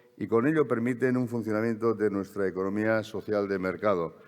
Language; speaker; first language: Spanish; native; Spanish